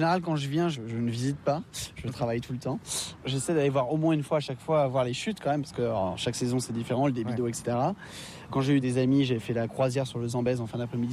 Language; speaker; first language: French; native; French